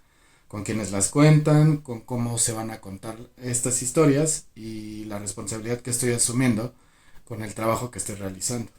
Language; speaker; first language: Spanish; native; Spanish